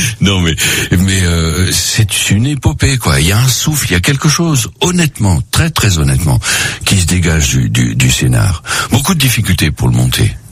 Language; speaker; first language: French; non-native, local second language; Spanish